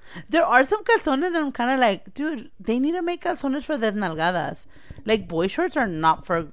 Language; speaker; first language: English; early bilingual, other home language; Spanish